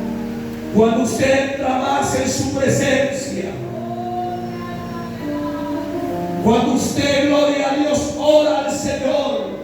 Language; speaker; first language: Spanish; native; Spanish